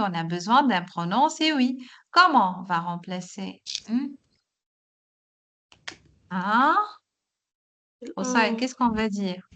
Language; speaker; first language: French; non-native, local second language; Arabic